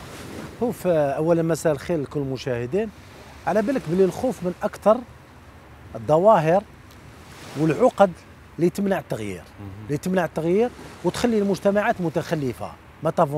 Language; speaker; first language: Arabic; native; Arabic